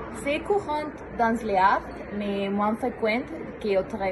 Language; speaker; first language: French; non-native, learner; Spanish